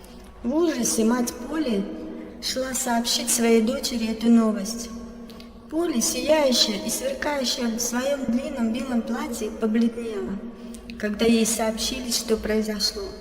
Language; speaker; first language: Russian; native; Russian